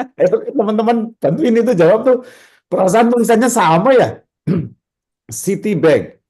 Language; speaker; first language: Indonesian; native; Indonesian